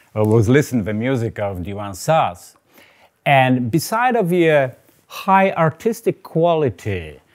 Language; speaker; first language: English; non-native, fluent; Polish